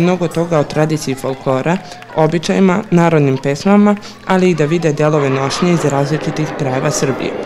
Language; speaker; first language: Serbian; native; Serbian